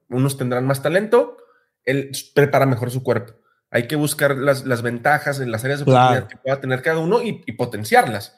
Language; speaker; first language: Spanish; native; Spanish